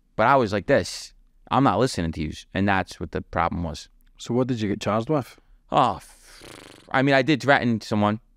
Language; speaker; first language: English; native; English